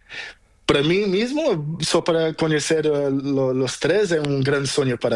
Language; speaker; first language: Spanish; non-native, learner; Portuguese